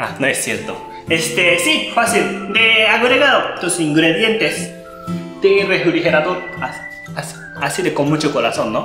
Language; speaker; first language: Spanish; non-native, learner; Japanese